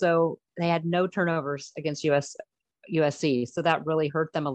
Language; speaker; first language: English; native; English